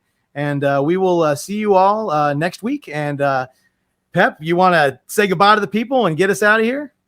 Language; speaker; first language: English; native; English